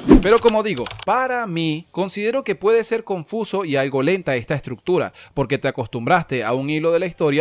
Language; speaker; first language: Spanish; native; Spanish